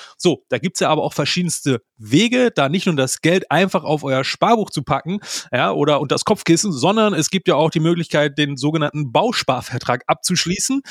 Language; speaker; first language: German; native; German